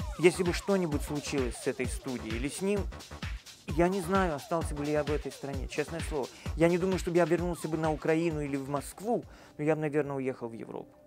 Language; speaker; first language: Russian; native; Russian